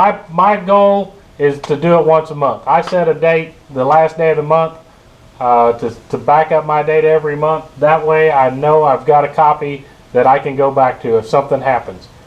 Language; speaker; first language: English; native; English